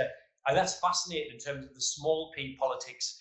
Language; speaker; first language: English; native; English